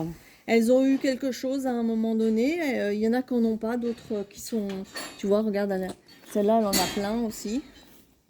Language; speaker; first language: French; native; French